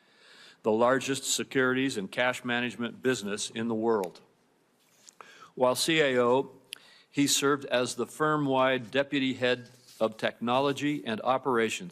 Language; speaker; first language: English; native; English